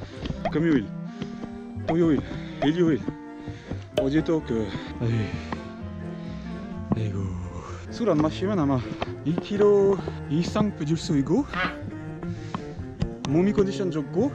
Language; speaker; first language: Korean; non-native, learner; French